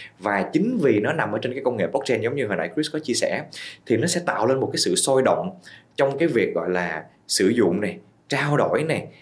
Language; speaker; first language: Vietnamese; native; Vietnamese